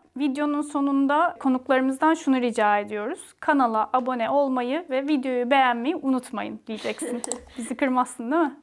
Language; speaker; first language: Turkish; native; Turkish